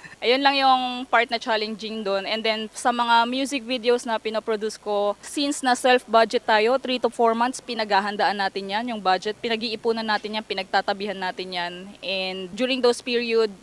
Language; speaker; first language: Filipino; native; Filipino